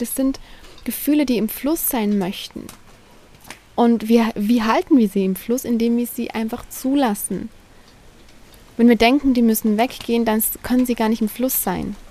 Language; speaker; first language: German; native; German